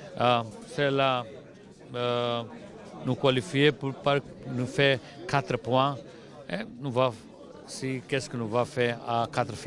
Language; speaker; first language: French; non-native, learner; Portuguese